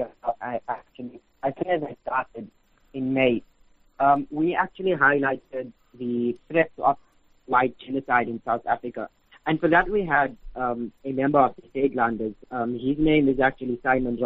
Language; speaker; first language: English; native; English